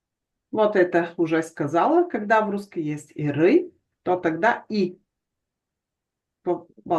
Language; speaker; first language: Russian; non-native, fluent; Bulgarian